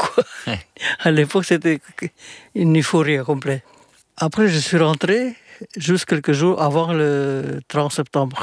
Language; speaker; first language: French; non-native, fluent; Indonesian